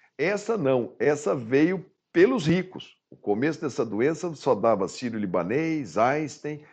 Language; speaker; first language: Portuguese; native; Portuguese